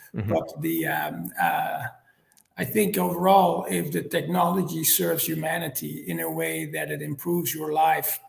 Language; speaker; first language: English; non-native, fluent; Dutch